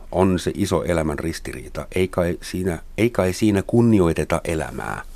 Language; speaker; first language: Finnish; non-native, fluent; German